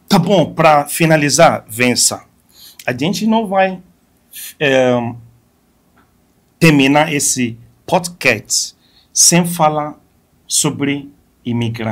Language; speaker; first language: Portuguese; non-native, fluent; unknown